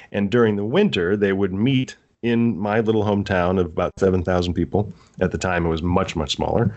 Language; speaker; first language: English; native; English